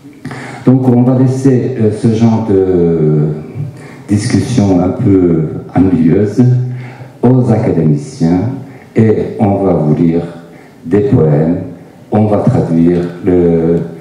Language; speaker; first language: French; non-native, fluent; Turkish